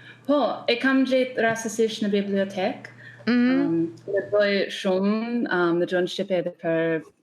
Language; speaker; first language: Albanian; non-native, learner; English